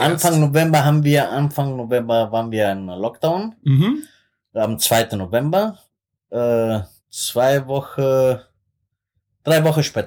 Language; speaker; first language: German; non-native, fluent; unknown